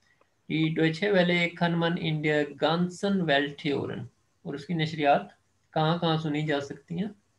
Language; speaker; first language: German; non-native, fluent; Urdu